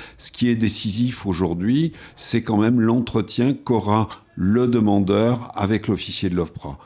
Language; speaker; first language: French; native; French